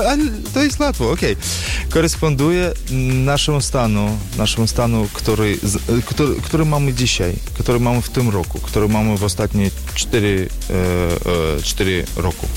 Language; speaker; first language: Polish; non-native, learner; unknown